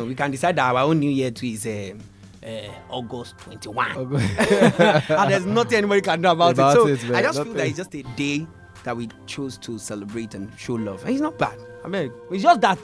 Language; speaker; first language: English; non-native, local second language; Yoruba